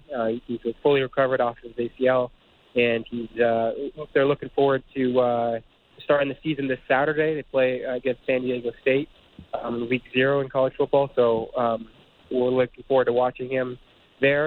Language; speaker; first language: English; native; English